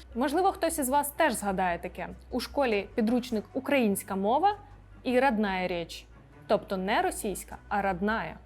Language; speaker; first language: Ukrainian; non-native, local second language; Russian